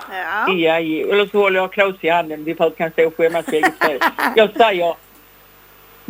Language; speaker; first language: Swedish; native; Swedish